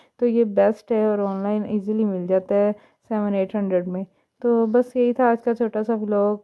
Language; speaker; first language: Urdu; native; Urdu